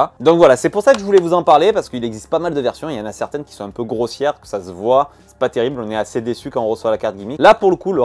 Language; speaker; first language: French; native; French